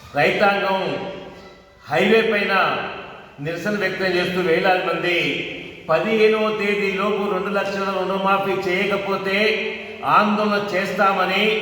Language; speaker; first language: Telugu; native; Telugu